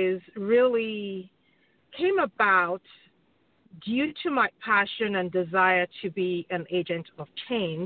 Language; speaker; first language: English; non-native, local second language; Yoruba